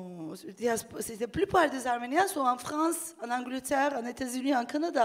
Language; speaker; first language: French; non-native, fluent; Turkish